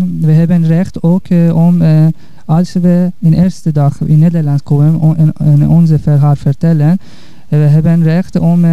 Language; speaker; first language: Dutch; non-native, learner; Persian